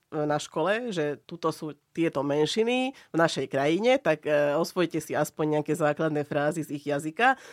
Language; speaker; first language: Slovak; non-native, local second language; Hungarian